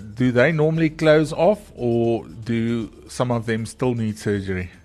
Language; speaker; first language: English; non-native, local second language; Afrikaans